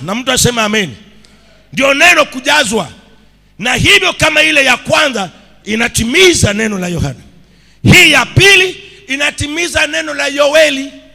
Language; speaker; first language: Swahili; non-native, local second language; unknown